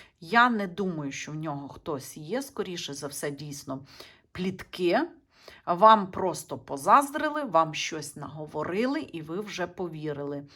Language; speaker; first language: Ukrainian; non-native, local second language; Russian